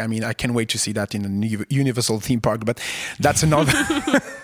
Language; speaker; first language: English; non-native, fluent; French